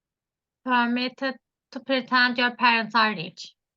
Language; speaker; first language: English; non-native, learner; Turkish